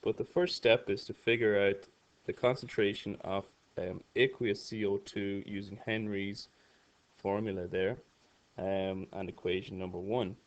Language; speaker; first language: English; native; English